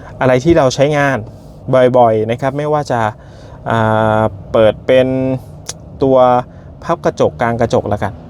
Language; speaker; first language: Thai; native; Thai